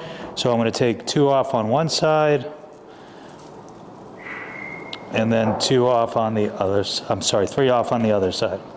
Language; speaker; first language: English; native; English